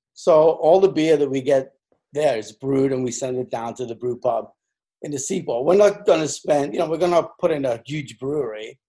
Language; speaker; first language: English; native; English